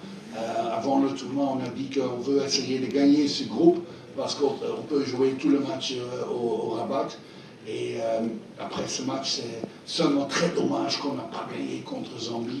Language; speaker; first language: French; non-native, fluent; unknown